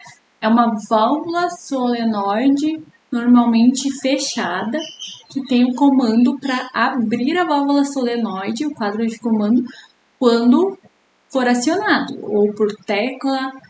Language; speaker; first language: Portuguese; native; Portuguese